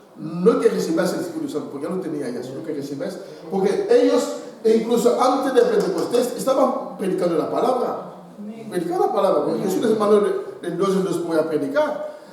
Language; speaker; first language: Spanish; non-native, fluent; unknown